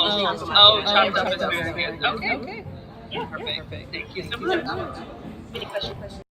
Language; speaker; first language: English; native; English